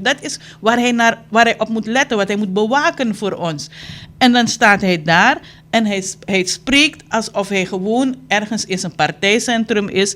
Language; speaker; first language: Dutch; native; Dutch